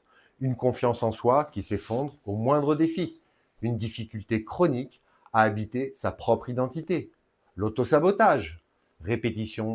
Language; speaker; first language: French; native; French